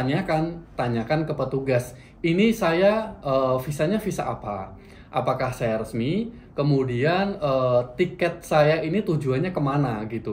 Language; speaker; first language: Indonesian; native; Indonesian